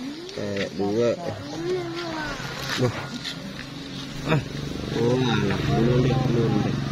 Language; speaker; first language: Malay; non-native, local second language; Javanese